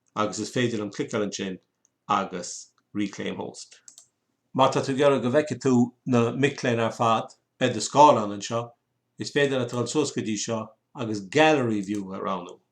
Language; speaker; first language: Irish; native; Irish